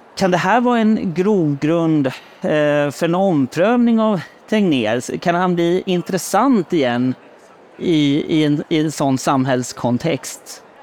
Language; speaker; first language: Swedish; native; Swedish